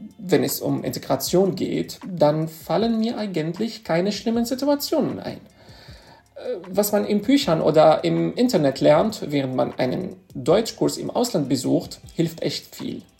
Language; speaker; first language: German; non-native, fluent; Arabic